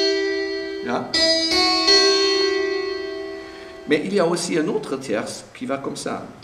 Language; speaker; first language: French; non-native, fluent; German